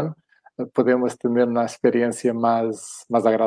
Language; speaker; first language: Spanish; non-native, fluent; Portuguese